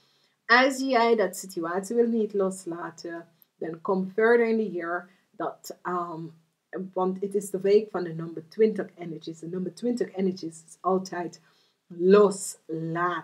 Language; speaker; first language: Dutch; non-native, fluent; English